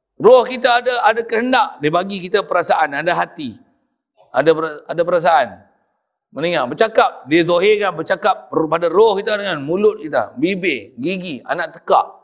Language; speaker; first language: Malay; native; Malay